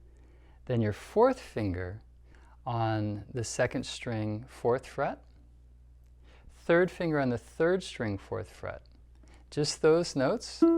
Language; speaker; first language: English; native; English